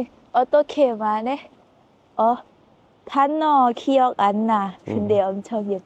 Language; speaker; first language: Korean; non-native, learner; Thai